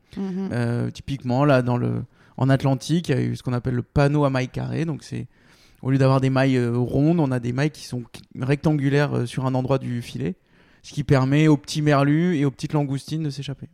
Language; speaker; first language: French; native; French